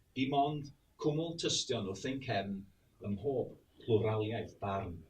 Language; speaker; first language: Welsh; early bilingual, heritage; Welsh